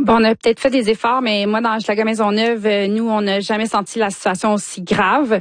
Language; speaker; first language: French; native; French